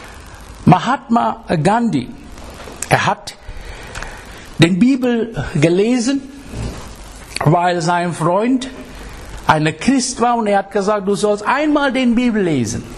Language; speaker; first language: German; non-native, learner; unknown